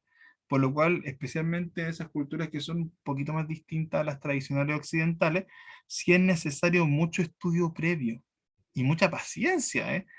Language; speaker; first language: Spanish; native; Spanish